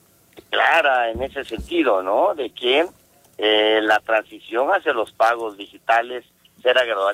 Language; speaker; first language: Spanish; native; Spanish